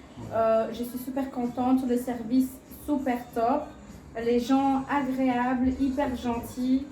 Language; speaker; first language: French; non-native, fluent; Portuguese